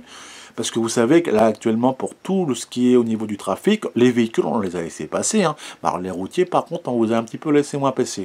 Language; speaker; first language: French; native; French